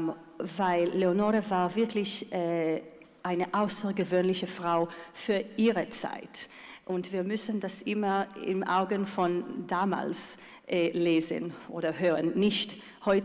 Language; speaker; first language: German; non-native, fluent; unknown